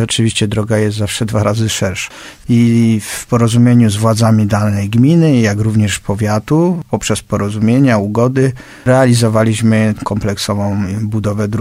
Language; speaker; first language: Polish; native; Polish